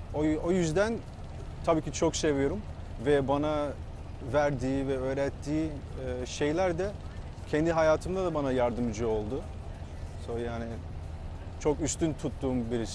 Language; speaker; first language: Turkish; early bilingual, heritage; Turkish